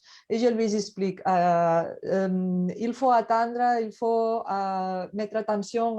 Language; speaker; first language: French; non-native, learner; Catalan